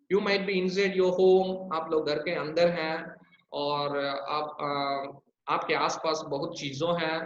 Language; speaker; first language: Hindi; non-native, local second language; Tamil